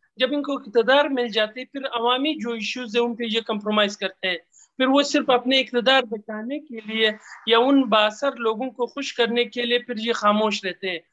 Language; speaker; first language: Urdu; non-native, local second language; Pashto